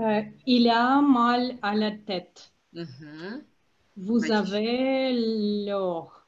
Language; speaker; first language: French; non-native, learner; Russian